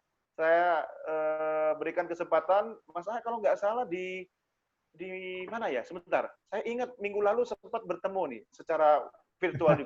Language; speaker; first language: Indonesian; native; Indonesian